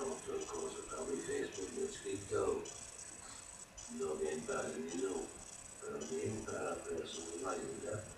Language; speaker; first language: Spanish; non-native, learner; Italian